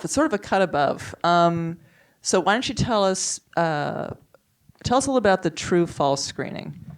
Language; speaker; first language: English; native; English